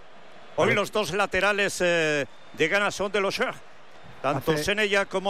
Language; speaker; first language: Spanish; native; Spanish